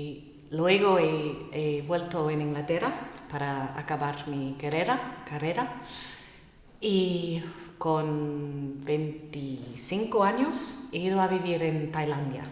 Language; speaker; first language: Spanish; non-native, fluent; English